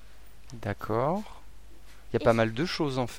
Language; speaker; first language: French; native; French